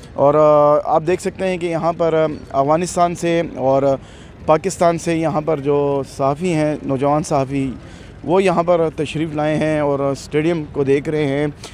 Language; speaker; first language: Urdu; non-native, local second language; Pashto